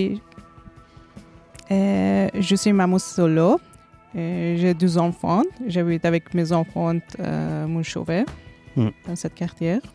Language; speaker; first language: French; non-native, learner; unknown